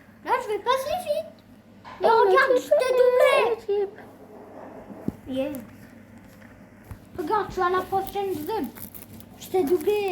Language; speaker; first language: French; native; French